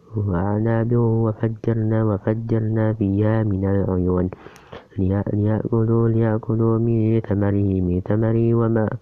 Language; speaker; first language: Arabic; non-native, learner; Indonesian